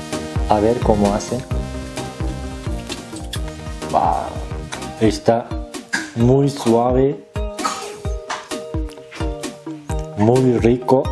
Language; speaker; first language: Spanish; non-native, learner; Turkish